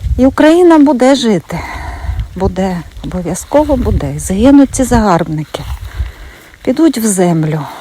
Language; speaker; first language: Ukrainian; native; Ukrainian